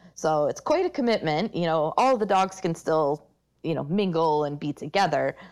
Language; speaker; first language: English; native; English